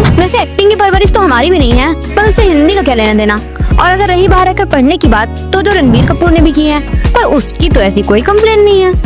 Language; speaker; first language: Hindi; native; Hindi